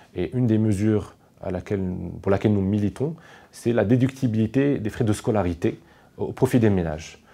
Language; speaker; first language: French; non-native, local second language; Arabic